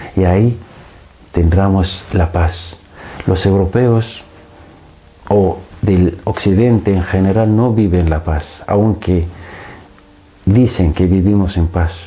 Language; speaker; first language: Spanish; non-native, fluent; Arabic